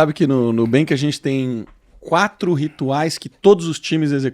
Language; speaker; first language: Portuguese; native; Portuguese